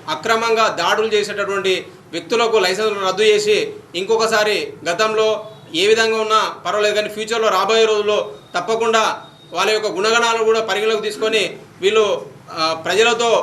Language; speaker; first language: Telugu; native; Telugu